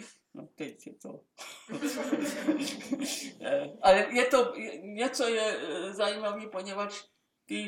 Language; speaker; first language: Czech; non-native, local second language; German